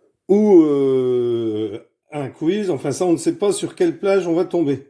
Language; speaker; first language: French; native; French